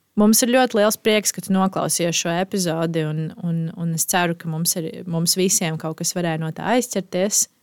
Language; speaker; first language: Latvian; native; Latvian